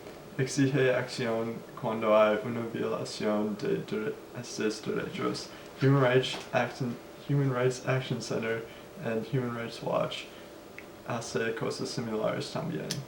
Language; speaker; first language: Spanish; non-native, learner; English